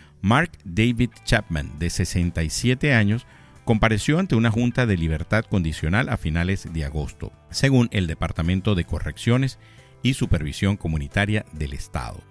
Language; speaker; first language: Spanish; native; Spanish